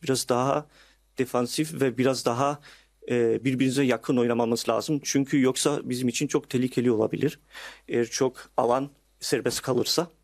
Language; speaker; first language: Turkish; early bilingual, heritage; Turkish